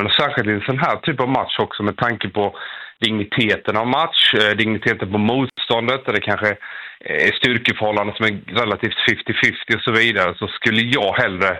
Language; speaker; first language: Swedish; native; Swedish